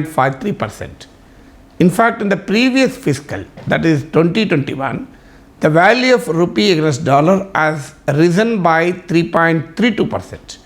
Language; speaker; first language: English; non-native, local second language; Telugu